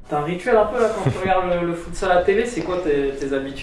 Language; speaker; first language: French; native; French